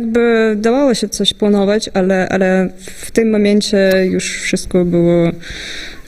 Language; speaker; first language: Polish; non-native, fluent; Russian